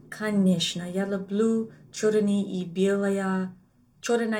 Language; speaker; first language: Russian; non-native, learner; English